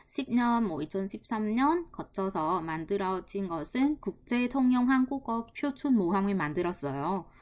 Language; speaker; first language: Korean; non-native, fluent; Vietnamese